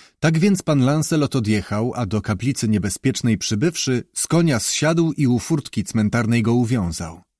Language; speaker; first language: Polish; native; Polish